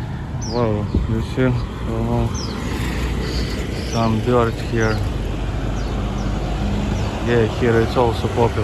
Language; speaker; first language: English; non-native, fluent; Russian